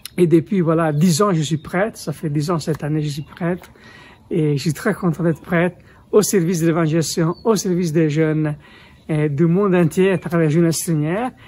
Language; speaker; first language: French; non-native, fluent; Italian